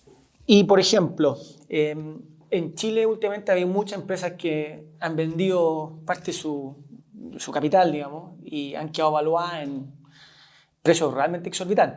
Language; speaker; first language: Spanish; native; Spanish